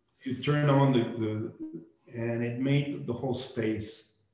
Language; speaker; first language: English; non-native, fluent; Spanish